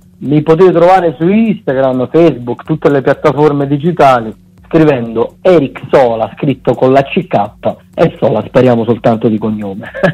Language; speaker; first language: Italian; native; Italian